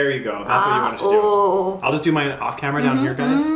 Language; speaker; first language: English; native; English